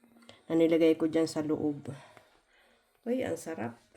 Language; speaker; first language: Filipino; native; Filipino